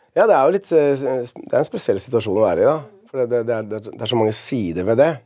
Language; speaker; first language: Norwegian; early bilingual, other home language; Spanish